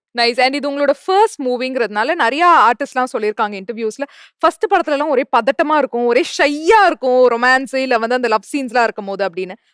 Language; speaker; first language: Tamil; native; Tamil